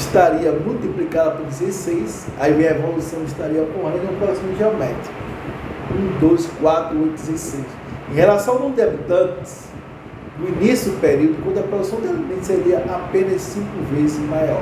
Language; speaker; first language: Portuguese; native; Portuguese